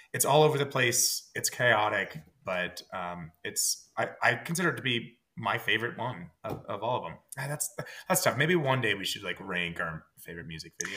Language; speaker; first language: English; native; English